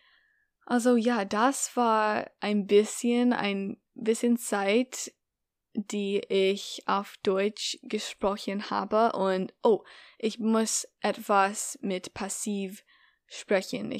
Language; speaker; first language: German; non-native, learner; English